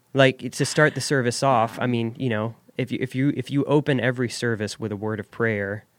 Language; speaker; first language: English; native; English